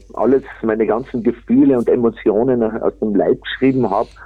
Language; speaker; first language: German; native; German